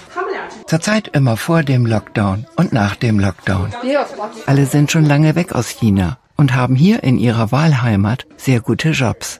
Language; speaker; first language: German; native; German